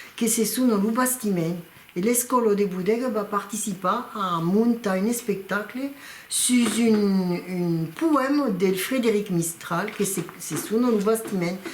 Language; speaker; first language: Occitan; non-native, local second language; French